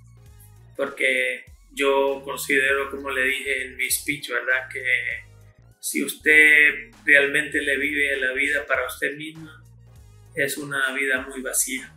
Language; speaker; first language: Spanish; non-native, fluent; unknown